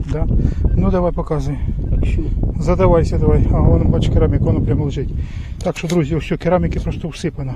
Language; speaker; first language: Ukrainian; native; Ukrainian